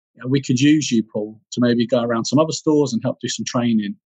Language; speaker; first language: English; native; English